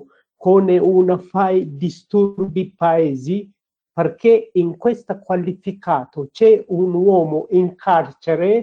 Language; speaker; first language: Italian; non-native, learner; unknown